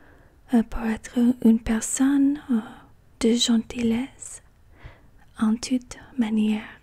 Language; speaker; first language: French; non-native, learner; English